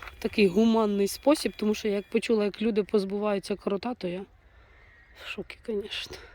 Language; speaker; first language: Ukrainian; native; Ukrainian